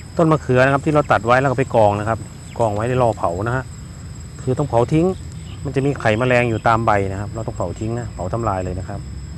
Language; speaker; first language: Thai; non-native, local second language; Northeastern Thai